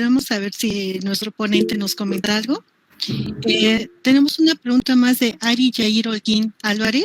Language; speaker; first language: Spanish; native; Spanish